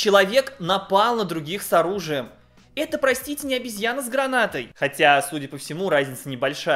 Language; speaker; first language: Russian; native; Russian